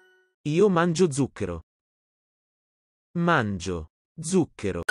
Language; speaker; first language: Italian; non-native, learner; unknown